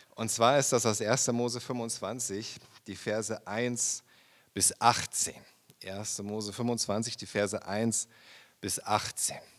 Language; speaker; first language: German; native; German